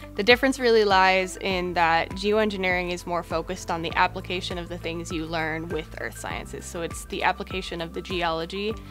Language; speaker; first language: English; native; English